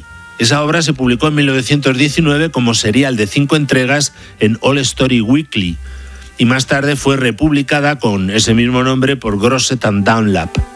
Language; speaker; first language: Spanish; native; Spanish